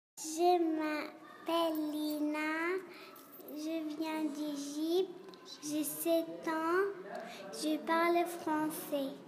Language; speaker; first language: French; non-native, learner; Arabic